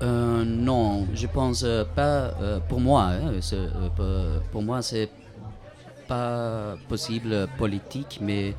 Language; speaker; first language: French; non-native, learner; Dutch